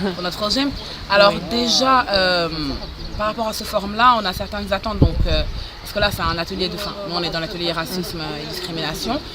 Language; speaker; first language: French; non-native, local second language; Arabic